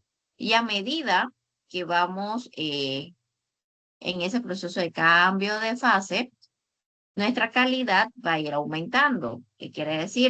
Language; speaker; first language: Spanish; native; Spanish